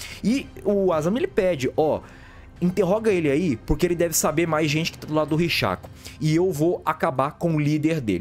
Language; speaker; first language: Portuguese; native; Portuguese